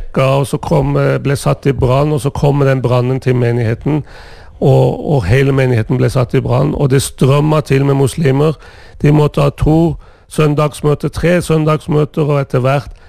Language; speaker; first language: Swedish; non-native, fluent; Persian